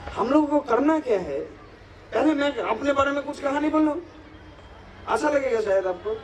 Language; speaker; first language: Hindi; non-native, local second language; Bangla